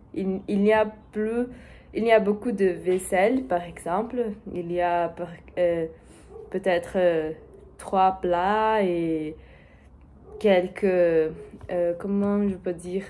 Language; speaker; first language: French; non-native, learner; Portuguese